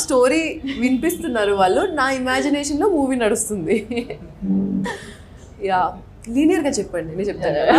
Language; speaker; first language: Telugu; non-native, local second language; Hindi